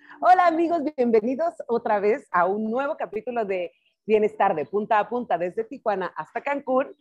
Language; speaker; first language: Spanish; native; Spanish